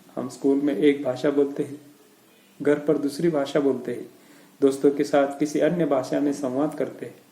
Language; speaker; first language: Hindi; non-native, local second language; Marathi